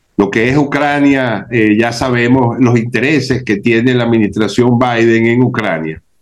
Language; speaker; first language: Spanish; native; Spanish